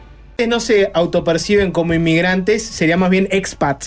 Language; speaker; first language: Spanish; native; Spanish